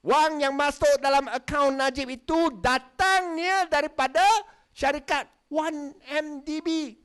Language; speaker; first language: Malay; non-native, local second language; Chinese